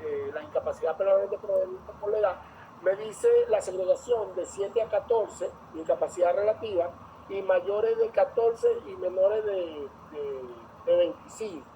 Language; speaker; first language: Spanish; native; Spanish